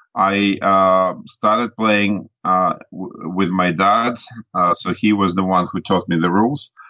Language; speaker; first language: English; non-native, fluent; Russian